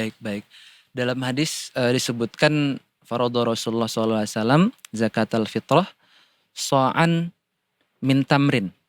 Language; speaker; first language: Indonesian; native; Indonesian